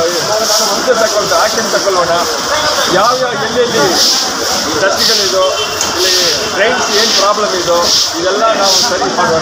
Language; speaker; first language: Kannada; non-native, local second language; Tamil